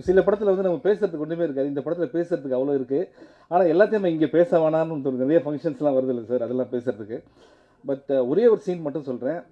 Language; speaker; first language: Tamil; native; Tamil